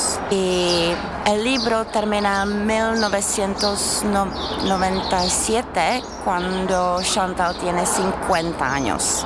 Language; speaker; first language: Spanish; non-native, learner; Czech